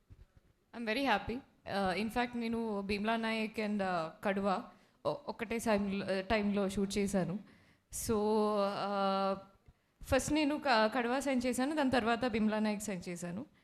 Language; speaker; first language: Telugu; non-native, learner; Malayalam